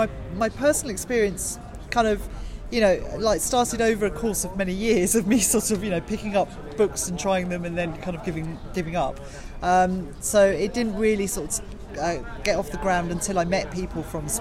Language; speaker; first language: English; native; English